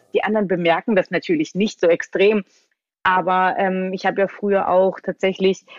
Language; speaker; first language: German; early bilingual, other home language; Georgian